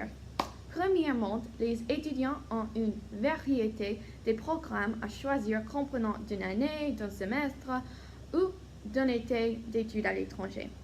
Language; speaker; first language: French; non-native, learner; English